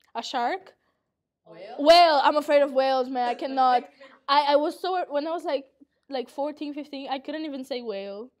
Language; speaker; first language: English; non-native, fluent; Portuguese